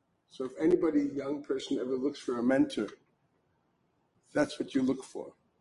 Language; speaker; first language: English; native; English